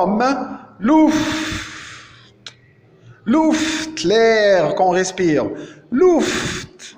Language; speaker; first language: French; non-native, local second language; Arabic